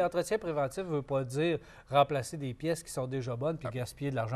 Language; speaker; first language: French; native; French